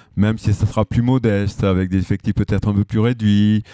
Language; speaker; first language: French; native; French